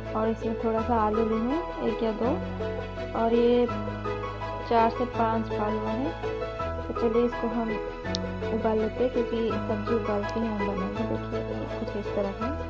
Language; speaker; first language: Hindi; non-native, local second language; Odia